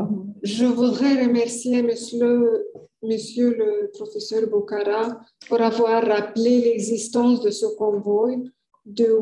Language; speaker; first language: French; non-native, fluent; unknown